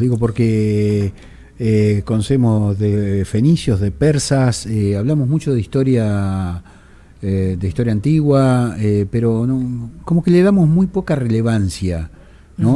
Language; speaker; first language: Spanish; native; Spanish